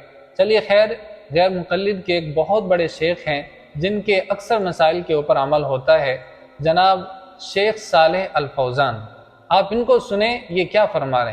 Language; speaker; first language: Urdu; native; Urdu